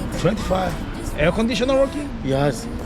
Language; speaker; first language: English; non-native, learner; Korean